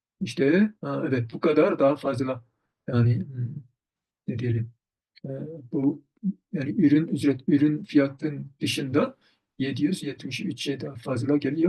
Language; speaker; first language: Turkish; non-native, fluent; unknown